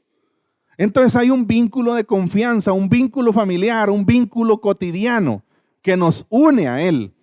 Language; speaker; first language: Spanish; native; Spanish